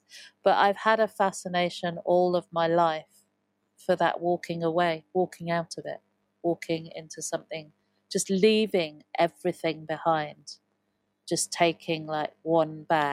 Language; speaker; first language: English; native; English